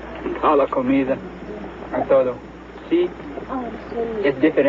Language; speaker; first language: Spanish; non-native, fluent; English